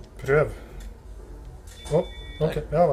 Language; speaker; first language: Norwegian; native; Norwegian